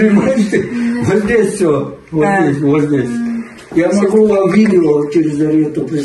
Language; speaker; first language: Russian; non-native, fluent; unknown